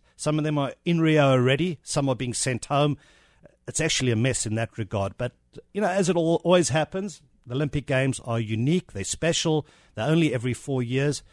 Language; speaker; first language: English; native; English